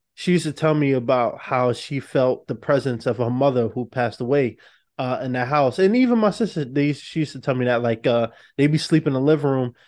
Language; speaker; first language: English; native; English